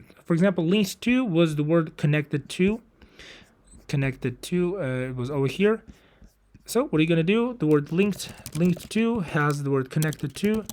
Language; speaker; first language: English; non-native, fluent; Uzbek